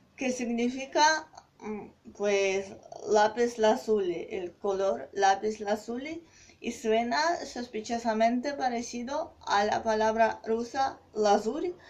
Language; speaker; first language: Spanish; non-native, fluent; Russian